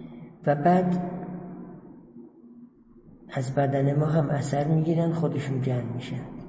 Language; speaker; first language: Persian; native; Persian